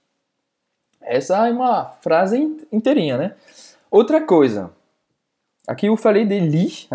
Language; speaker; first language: Portuguese; non-native, fluent; French